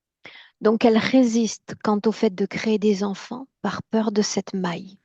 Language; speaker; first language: French; native; French